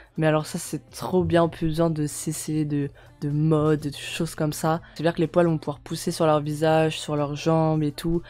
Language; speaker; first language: French; native; French